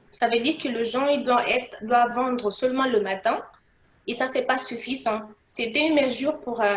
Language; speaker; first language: French; non-native, local second language; Portuguese